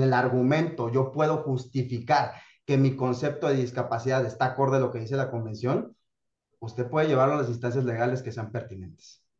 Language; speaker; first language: Spanish; native; Spanish